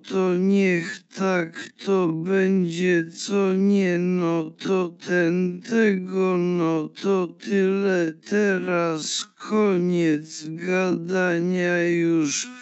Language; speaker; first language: Polish; native; Polish